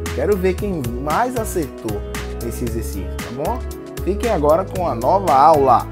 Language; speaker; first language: Portuguese; native; Portuguese